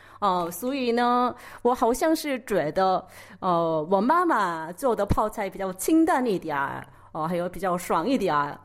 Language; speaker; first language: Chinese; non-native, fluent; Korean